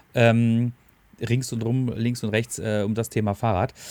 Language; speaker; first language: German; native; German